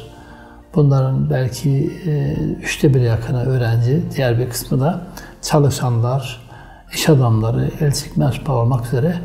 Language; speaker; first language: Turkish; native; Turkish